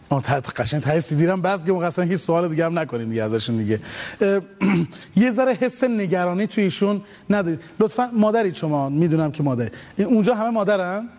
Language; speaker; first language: Persian; native; Persian